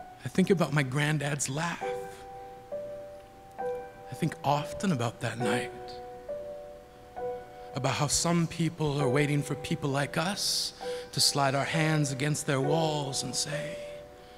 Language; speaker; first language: English; native; English